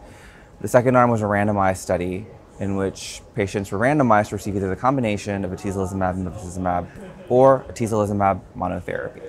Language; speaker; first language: English; native; English